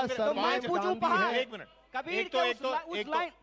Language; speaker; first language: Hindi; native; Hindi